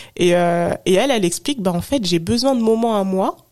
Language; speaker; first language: French; native; French